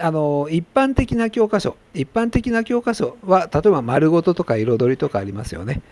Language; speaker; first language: Japanese; native; Japanese